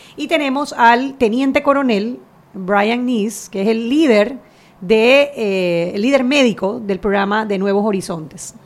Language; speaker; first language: Spanish; native; Spanish